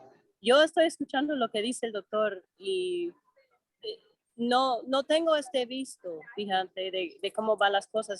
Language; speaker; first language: Spanish; non-native, fluent; English